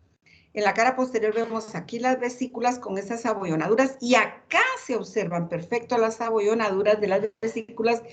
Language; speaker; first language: Spanish; native; Spanish